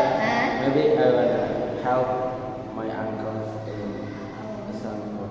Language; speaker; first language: English; non-native, learner; Indonesian